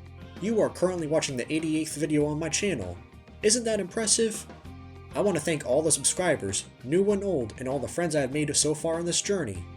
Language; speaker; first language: English; native; English